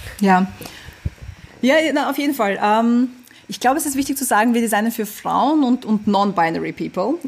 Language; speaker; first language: German; early bilingual, other home language; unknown